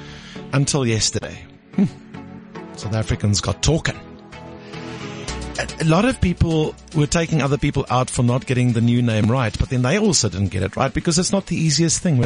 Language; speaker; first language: English; native; English